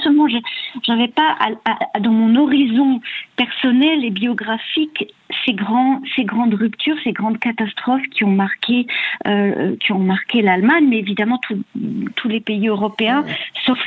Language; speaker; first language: French; native; French